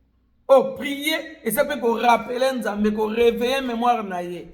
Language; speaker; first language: French; non-native, local second language; Lingala